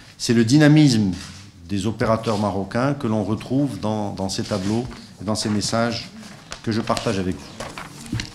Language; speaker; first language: French; non-native, local second language; Arabic